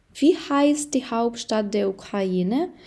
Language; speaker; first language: German; non-native, fluent; Ukrainian